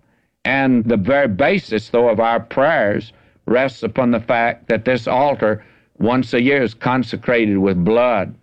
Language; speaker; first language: English; native; English